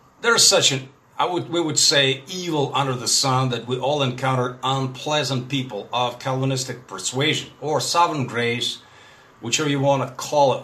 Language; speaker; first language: English; non-native, fluent; Russian